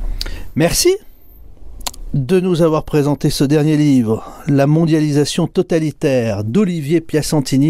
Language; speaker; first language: French; native; French